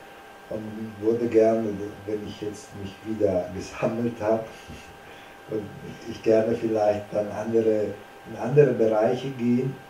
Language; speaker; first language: German; non-native, fluent; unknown